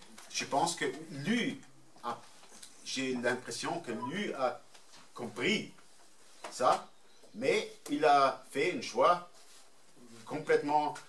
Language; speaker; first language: French; non-native, fluent; German